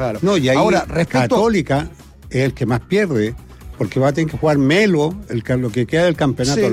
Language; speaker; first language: Spanish; native; Spanish